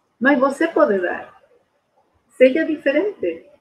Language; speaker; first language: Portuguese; non-native, learner; Spanish